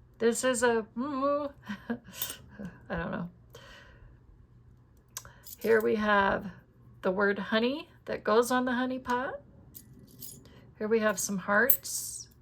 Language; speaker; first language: English; native; English